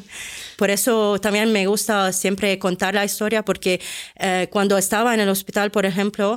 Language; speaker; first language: Spanish; non-native, fluent; Arabic